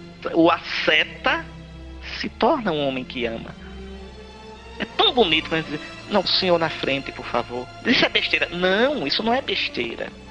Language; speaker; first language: Portuguese; native; Portuguese